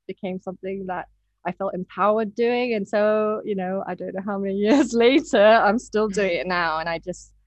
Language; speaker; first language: English; non-native, local second language; Japanese